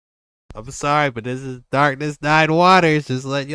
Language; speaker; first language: English; native; English